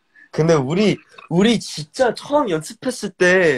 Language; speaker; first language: Korean; early bilingual, heritage; Korean